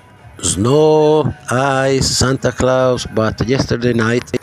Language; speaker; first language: English; non-native, learner; Spanish